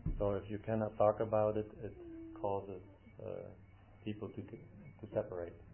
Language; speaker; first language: English; non-native, fluent; Dutch